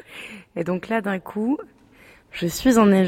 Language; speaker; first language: French; native; French